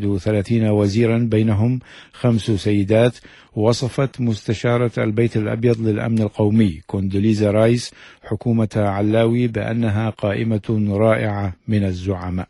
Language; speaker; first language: Arabic; native; Arabic